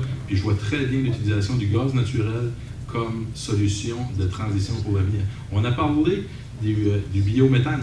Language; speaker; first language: French; native; French